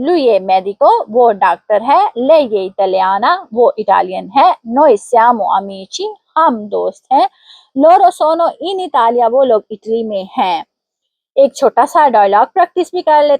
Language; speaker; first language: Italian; non-native, fluent; Urdu